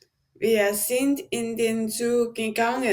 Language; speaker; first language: German; non-native, learner; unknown